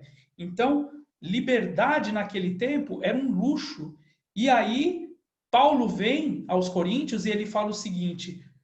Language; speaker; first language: Portuguese; native; Portuguese